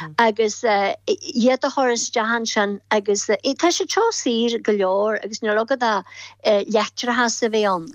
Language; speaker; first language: Irish; native; Irish